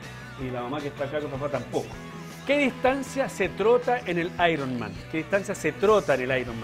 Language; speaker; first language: Spanish; native; Spanish